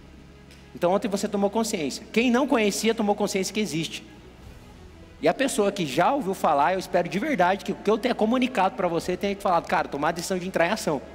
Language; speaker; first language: Portuguese; native; Portuguese